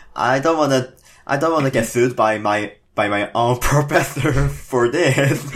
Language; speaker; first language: English; non-native, fluent; Korean